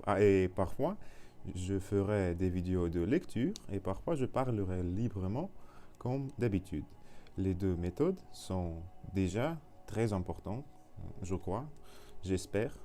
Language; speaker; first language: French; non-native, learner; Russian